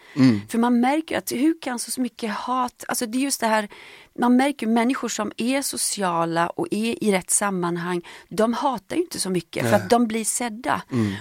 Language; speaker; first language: Swedish; early bilingual, other home language; Polish